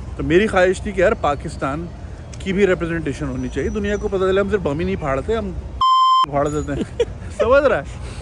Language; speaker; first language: Urdu; native; Urdu